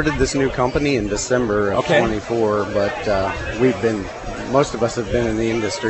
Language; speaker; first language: English; native; English